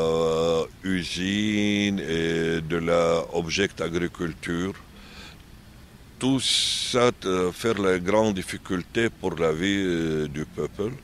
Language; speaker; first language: French; non-native, learner; Arabic